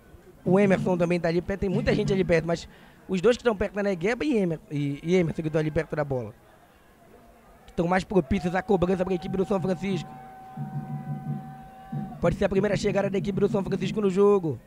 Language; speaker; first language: Portuguese; native; Portuguese